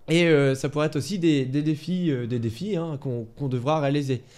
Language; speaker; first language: French; native; French